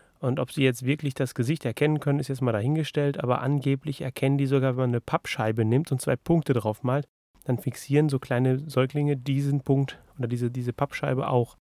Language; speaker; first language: German; native; German